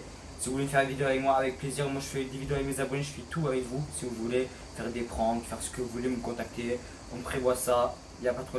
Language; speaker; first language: French; native; French